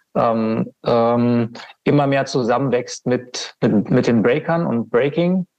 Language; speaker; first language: German; native; German